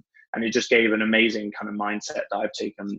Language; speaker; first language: English; native; English